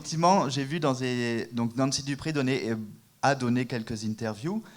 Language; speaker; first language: French; native; French